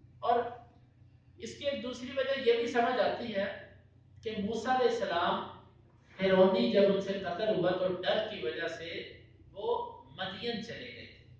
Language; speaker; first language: Urdu; non-native, local second language; Punjabi